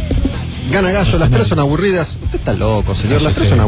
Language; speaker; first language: Spanish; native; Spanish